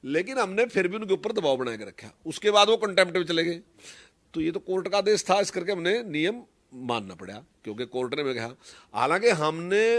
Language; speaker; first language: Hindi; native; Hindi